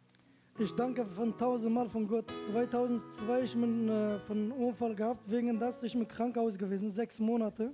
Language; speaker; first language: German; non-native, learner; Turkish